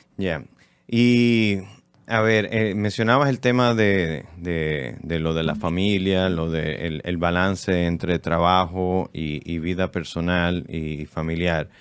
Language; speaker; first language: Spanish; native; Spanish